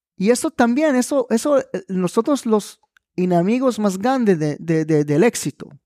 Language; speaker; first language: Spanish; non-native, fluent; Hebrew